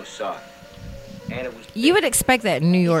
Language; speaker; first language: English; native; English